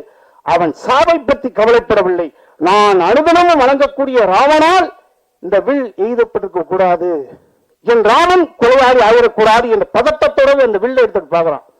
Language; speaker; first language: Tamil; native; Tamil